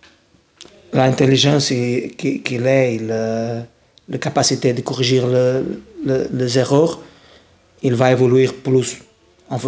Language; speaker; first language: French; non-native, learner; Portuguese